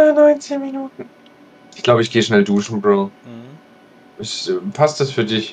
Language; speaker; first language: German; native; German